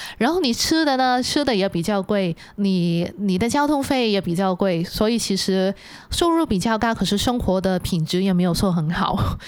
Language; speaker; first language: Chinese; non-native, local second language; Cantonese